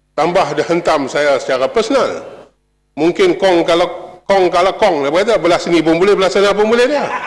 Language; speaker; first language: Malay; non-native, local second language; Chinese